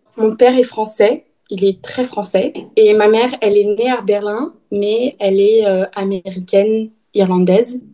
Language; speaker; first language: French; early bilingual, heritage; French